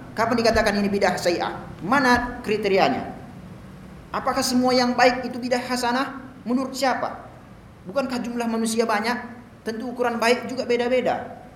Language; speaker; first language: Indonesian; native; Indonesian